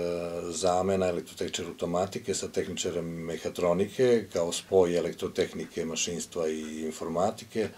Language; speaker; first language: Croatian; native; Croatian